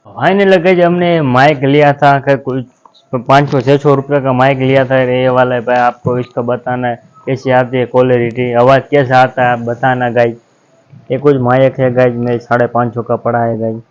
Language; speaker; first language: Hindi; non-native, local second language; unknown